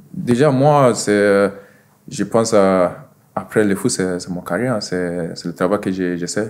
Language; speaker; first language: French; non-native, fluent; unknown